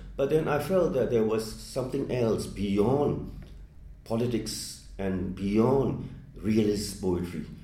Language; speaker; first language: English; non-native, fluent; Burmese